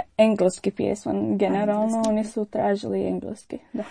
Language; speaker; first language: Croatian; non-native, learner; Arabic